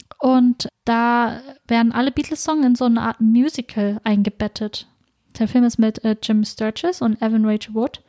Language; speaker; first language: German; early bilingual, other home language; Vietnamese